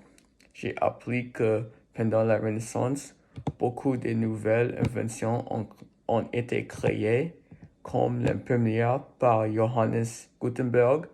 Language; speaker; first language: French; non-native, learner; English